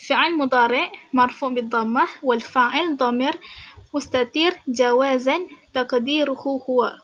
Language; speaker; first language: Arabic; non-native, learner; Malay